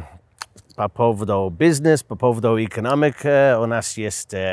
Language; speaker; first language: Russian; non-native, learner; English